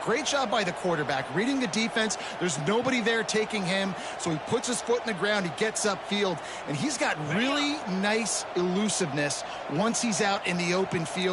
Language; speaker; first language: English; native; English